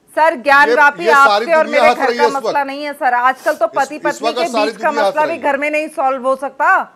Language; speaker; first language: Hindi; native; Hindi